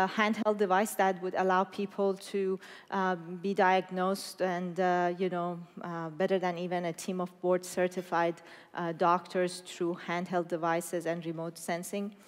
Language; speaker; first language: English; non-native, fluent; Persian